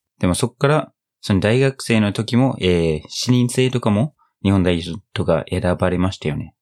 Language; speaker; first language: Japanese; non-native, fluent; English